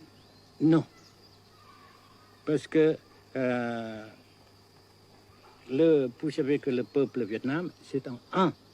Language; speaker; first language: French; non-native, fluent; Vietnamese